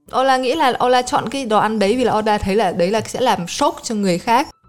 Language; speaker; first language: Vietnamese; early bilingual, heritage; Vietnamese